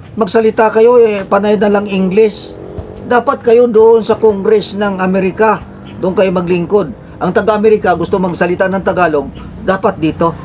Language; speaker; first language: Filipino; non-native, local second language; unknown